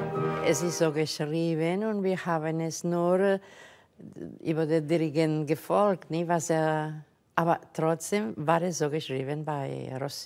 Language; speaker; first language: German; non-native, fluent; Catalan